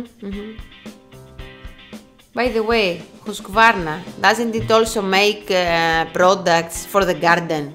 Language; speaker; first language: English; non-native, fluent; Greek